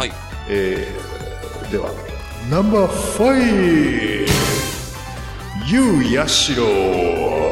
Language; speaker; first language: Japanese; native; Japanese